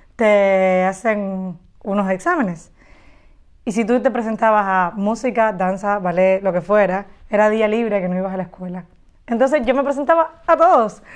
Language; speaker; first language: Spanish; native; Spanish